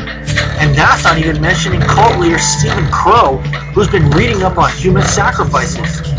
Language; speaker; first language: English; native; English